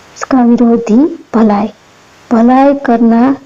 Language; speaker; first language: Hindi; non-native, local second language; Gujarati